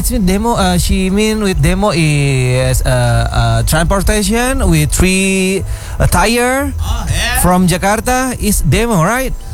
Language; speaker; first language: English; non-native, learner; Indonesian